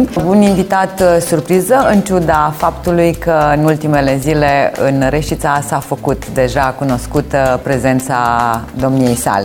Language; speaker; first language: Romanian; native; Romanian